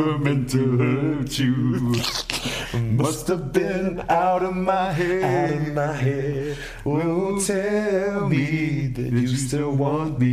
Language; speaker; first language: English; native; English